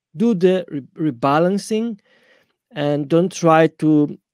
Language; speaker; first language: English; non-native, fluent; Polish